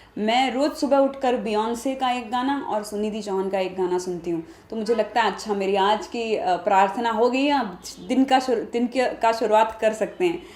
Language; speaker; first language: Hindi; non-native, local second language; Marathi